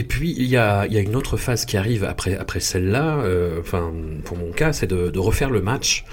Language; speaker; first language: French; native; French